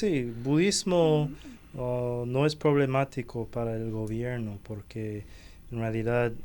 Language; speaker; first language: Spanish; non-native, fluent; Chinese